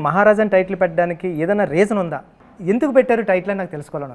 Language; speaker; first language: Telugu; native; Telugu